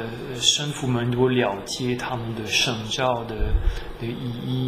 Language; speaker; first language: Chinese; non-native, fluent; French